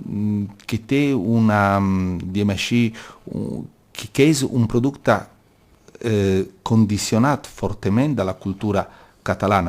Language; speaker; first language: Catalan; non-native, local second language; Italian